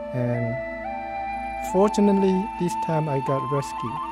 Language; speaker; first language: English; non-native, fluent; Khmer